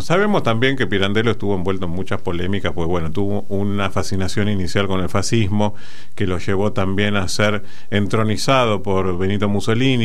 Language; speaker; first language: Spanish; native; Spanish